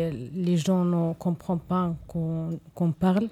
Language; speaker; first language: French; non-native, learner; Arabic